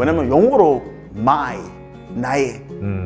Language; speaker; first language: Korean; non-native, learner; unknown